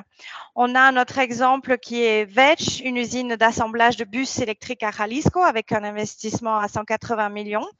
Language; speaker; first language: French; native; French